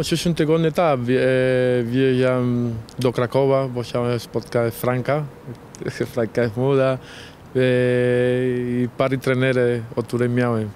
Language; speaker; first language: Polish; non-native, learner; Spanish